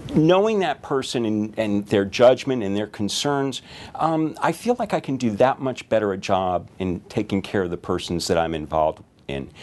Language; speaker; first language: English; native; English